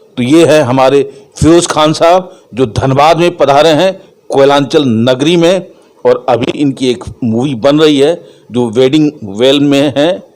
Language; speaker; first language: Hindi; native; Hindi